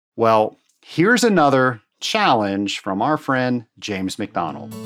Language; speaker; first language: English; native; English